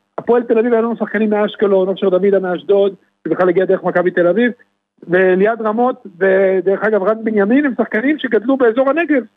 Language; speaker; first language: Hebrew; native; Hebrew